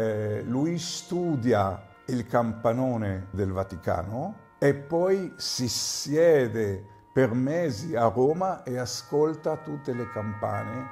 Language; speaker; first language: Italian; non-native, fluent; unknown